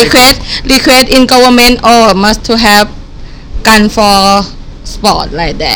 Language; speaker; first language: English; non-native, learner; Thai